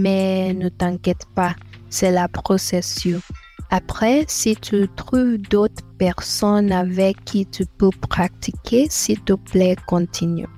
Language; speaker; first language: French; non-native, fluent; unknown